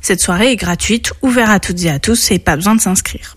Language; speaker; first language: French; native; French